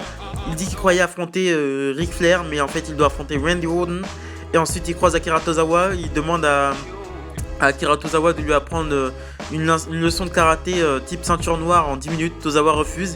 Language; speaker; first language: French; native; French